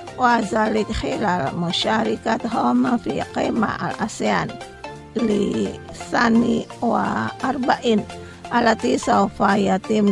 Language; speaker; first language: Arabic; non-native, fluent; Indonesian